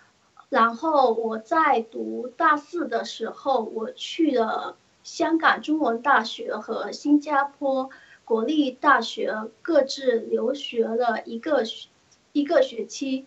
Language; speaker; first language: Chinese; early bilingual, heritage; Chinese